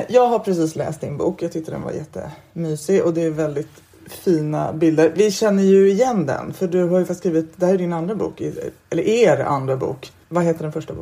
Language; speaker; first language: Swedish; native; Swedish